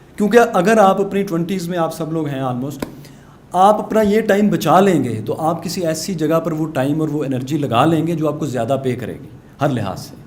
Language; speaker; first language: Urdu; non-native, local second language; Punjabi